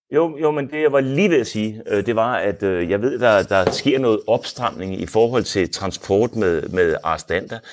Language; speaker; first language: Danish; non-native, fluent; Dutch